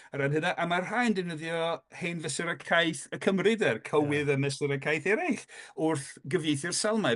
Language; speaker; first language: Welsh; non-native, fluent; English